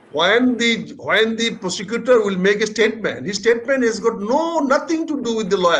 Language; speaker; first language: English; non-native, local second language; Bangla